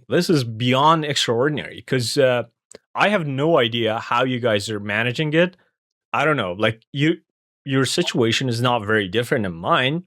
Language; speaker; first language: English; non-native, fluent; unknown